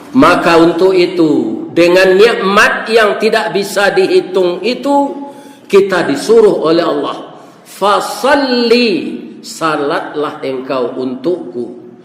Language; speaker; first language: Malay; non-native, local second language; Minangkabau